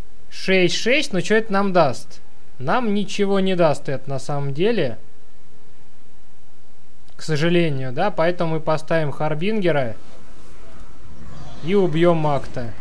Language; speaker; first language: Russian; native; Russian